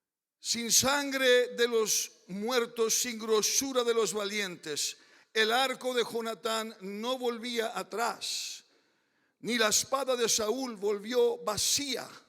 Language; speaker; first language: Spanish; early bilingual, heritage; Spanish